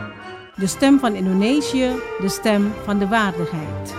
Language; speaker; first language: Dutch; non-native, fluent; Indonesian